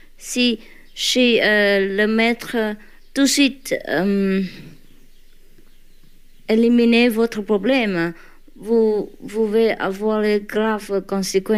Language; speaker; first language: French; non-native, learner; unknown